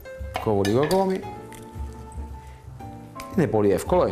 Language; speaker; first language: Greek; non-native, learner; Italian